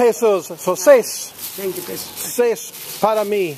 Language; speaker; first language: Spanish; non-native, learner; English